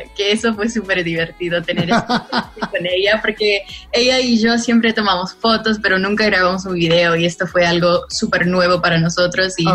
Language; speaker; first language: Spanish; early bilingual, heritage; Spanish